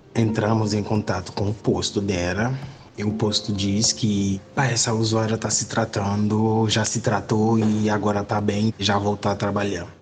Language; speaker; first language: Portuguese; non-native, fluent; Haitian Creole